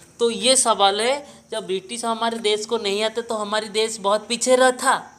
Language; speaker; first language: Hindi; non-native, local second language; Odia